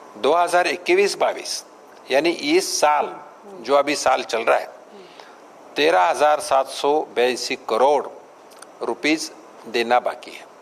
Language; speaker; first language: Hindi; non-native, local second language; Marathi